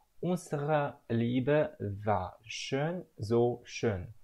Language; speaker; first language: German; non-native, learner; Russian